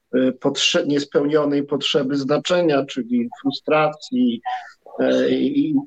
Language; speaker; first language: Polish; native; Polish